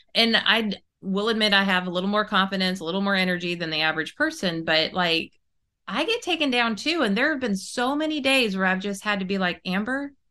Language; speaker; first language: English; early bilingual, other home language; Italian